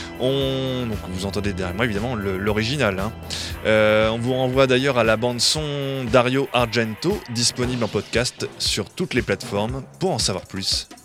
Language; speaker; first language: French; native; French